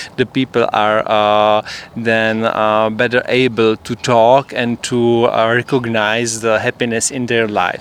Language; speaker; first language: English; non-native, fluent; Czech